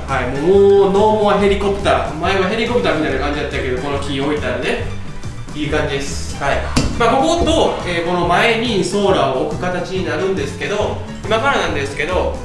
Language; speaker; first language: Japanese; native; Japanese